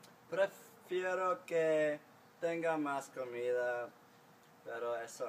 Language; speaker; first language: Spanish; non-native, learner; English